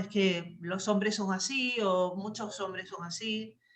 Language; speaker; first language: Spanish; native; Spanish